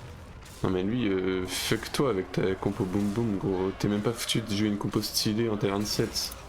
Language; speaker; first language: French; native; French